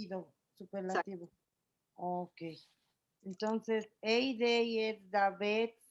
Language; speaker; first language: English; non-native, learner; Spanish